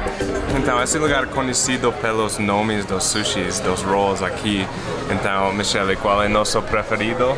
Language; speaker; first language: Portuguese; non-native, fluent; English